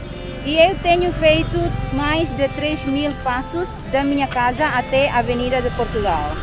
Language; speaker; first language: Portuguese; non-native, local second language; Tetum